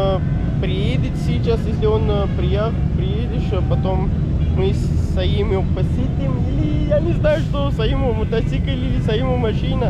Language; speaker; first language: Russian; non-native, learner; Pashto